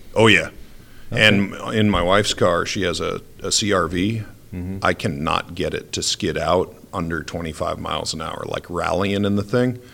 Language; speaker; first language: English; native; English